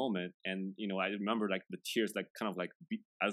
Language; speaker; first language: English; non-native, fluent; Chinese